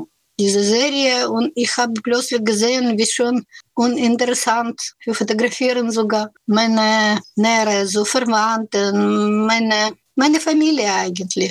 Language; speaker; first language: German; non-native, learner; Russian